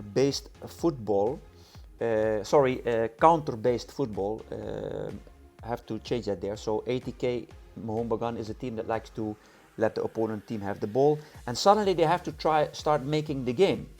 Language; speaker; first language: English; non-native, fluent; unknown